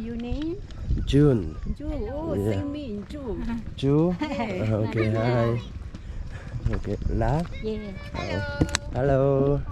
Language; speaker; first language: English; non-native, learner; Korean